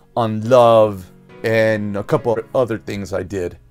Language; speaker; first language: English; native; English